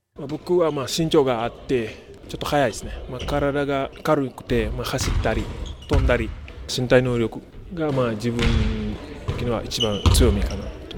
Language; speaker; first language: Japanese; non-native, fluent; Wolof